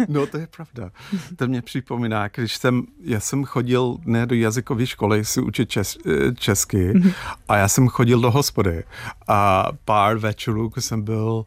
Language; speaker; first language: Czech; non-native, fluent; English